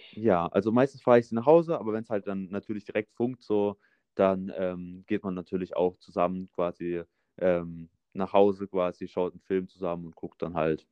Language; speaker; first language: German; native; German